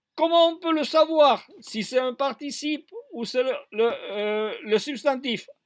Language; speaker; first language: French; non-native, fluent; Spanish